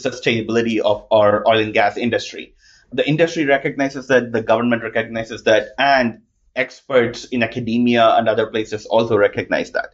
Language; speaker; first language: English; non-native, local second language; Tamil